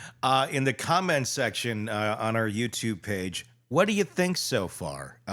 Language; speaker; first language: English; native; English